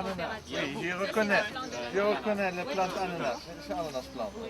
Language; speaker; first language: French; non-native, learner; Dutch